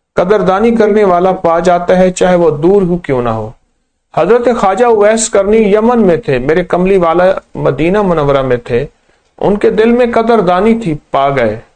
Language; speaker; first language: Urdu; native; Urdu